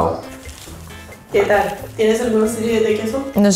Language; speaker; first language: Spanish; non-native, learner; Russian